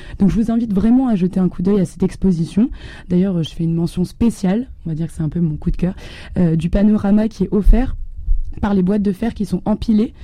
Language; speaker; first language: French; native; French